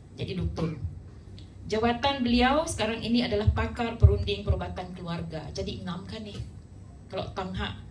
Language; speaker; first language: Malay; non-native, local second language; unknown